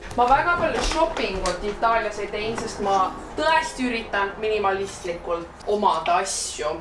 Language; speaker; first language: Estonian; native; Estonian